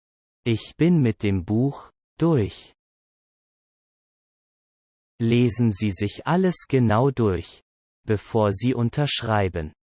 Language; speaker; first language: German; non-native, learner; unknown